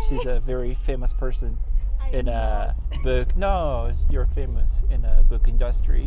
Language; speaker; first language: English; non-native, fluent; Japanese